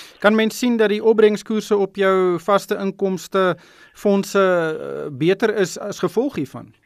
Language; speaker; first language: Afrikaans; native; Afrikaans